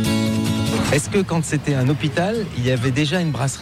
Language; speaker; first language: French; native; French